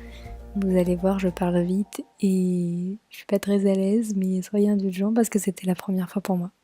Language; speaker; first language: French; native; French